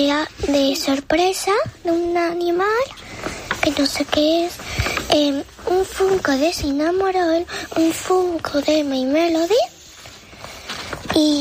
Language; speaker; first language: Spanish; native; Spanish